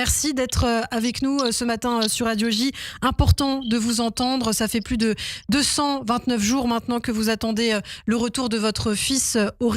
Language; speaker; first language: French; native; French